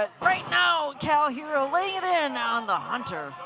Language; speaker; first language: English; native; English